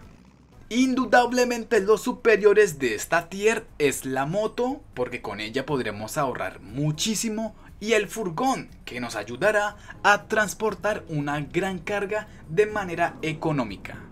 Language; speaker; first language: Spanish; native; Spanish